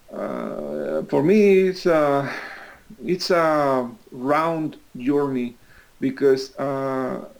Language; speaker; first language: English; non-native, fluent; Spanish